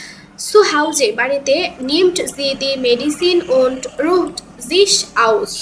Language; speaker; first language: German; non-native, learner; Bangla